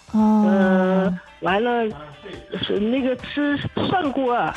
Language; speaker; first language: Chinese; native; Chinese